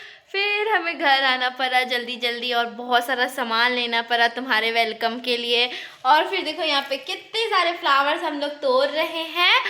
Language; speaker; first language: Hindi; native; Hindi